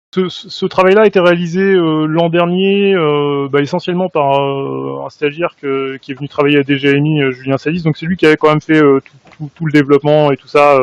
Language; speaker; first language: French; native; French